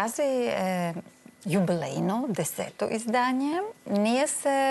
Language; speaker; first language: Bulgarian; non-native, learner; Czech